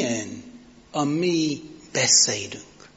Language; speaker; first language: Hungarian; non-native, fluent; English